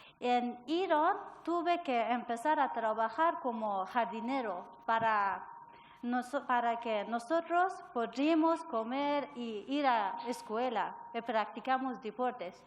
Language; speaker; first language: Spanish; non-native, learner; Persian